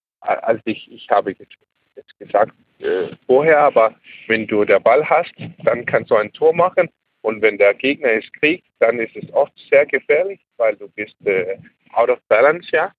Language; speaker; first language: German; non-native, learner; Danish